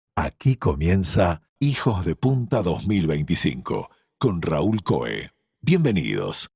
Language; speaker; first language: Spanish; native; Spanish